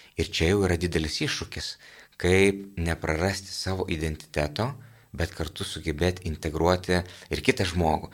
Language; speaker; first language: Lithuanian; native; Lithuanian